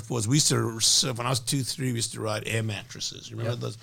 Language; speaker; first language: English; native; English